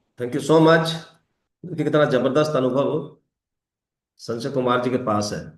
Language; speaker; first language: Hindi; native; Hindi